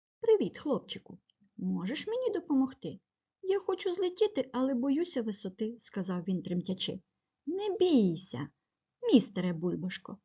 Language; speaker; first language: Ukrainian; native; Ukrainian